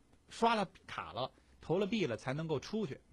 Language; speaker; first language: Chinese; native; Chinese